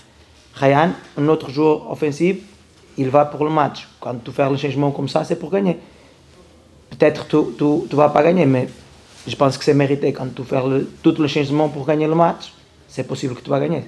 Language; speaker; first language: French; non-native, learner; Portuguese